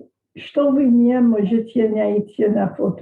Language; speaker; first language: Russian; non-native, learner; English